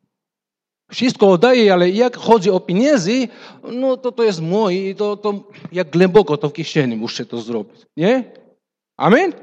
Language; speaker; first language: Polish; non-native, fluent; Russian